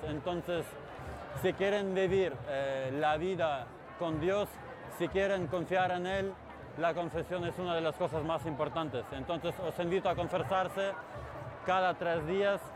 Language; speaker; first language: Spanish; non-native, fluent; Ukrainian